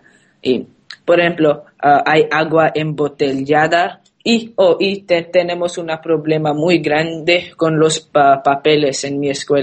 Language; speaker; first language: Spanish; non-native, learner; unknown